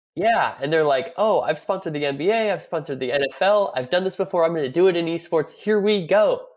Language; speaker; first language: English; native; English